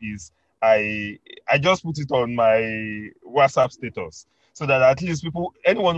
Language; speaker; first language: English; non-native, local second language; Yoruba